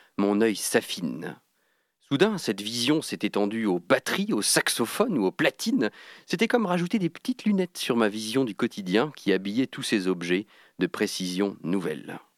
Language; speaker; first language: French; native; French